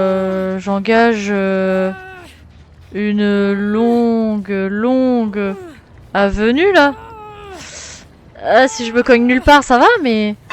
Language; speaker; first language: French; native; French